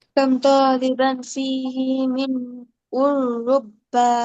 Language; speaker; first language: Arabic; non-native, learner; Bangla